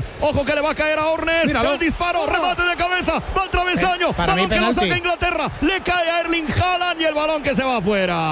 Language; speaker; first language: Spanish; native; Spanish